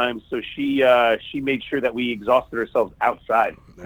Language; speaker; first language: English; native; English